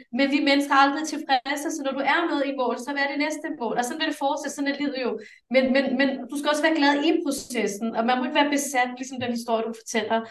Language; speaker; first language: Danish; early bilingual, other home language; English